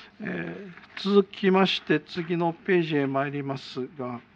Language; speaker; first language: Japanese; native; Japanese